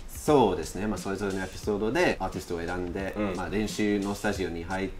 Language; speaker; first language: Japanese; non-native, fluent; English